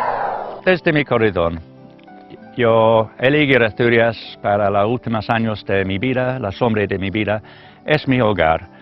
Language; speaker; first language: Spanish; non-native, learner; English